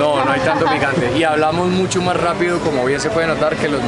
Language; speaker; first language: Spanish; native; Spanish